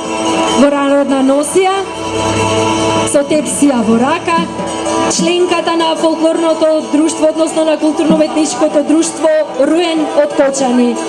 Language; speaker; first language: Macedonian; native; Macedonian